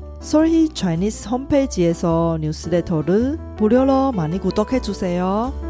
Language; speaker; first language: Korean; non-native, fluent; Chinese